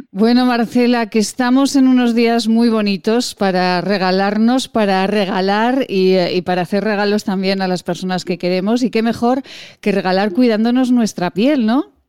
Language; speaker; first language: Spanish; native; Spanish